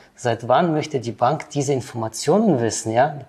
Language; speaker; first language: German; non-native, fluent; Russian